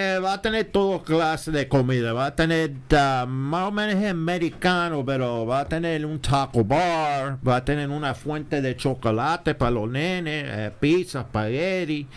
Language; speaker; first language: Spanish; early bilingual, other home language; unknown